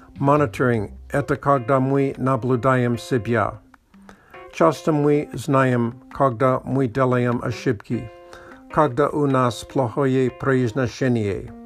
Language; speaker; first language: Russian; non-native, learner; English